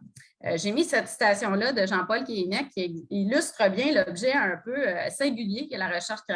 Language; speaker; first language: French; native; French